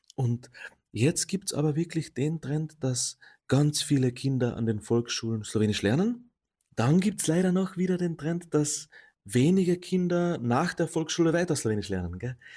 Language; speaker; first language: German; non-native, local second language; Slovenian